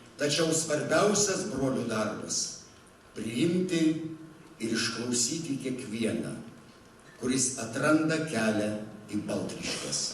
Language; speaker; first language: Lithuanian; native; Lithuanian